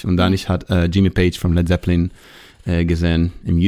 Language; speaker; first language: German; non-native, learner; Hebrew